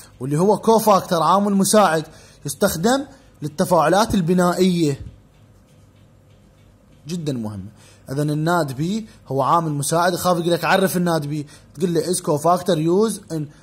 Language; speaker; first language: Arabic; native; Arabic